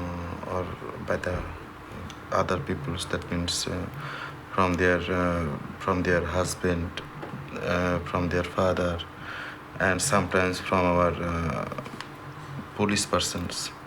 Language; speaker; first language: English; non-native, learner; Bangla